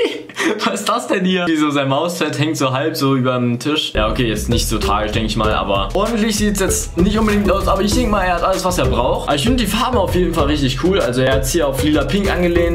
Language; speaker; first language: German; native; German